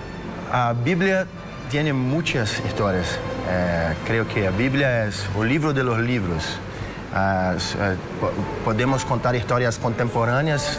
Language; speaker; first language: Spanish; non-native, fluent; Portuguese